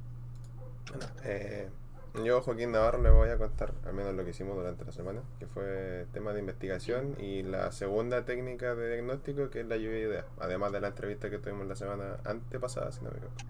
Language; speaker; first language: Spanish; native; Spanish